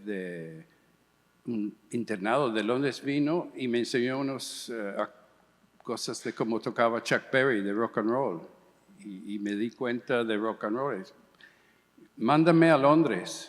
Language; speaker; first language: Spanish; early bilingual, heritage; English